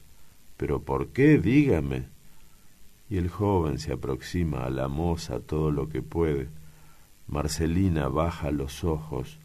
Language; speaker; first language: Spanish; native; Spanish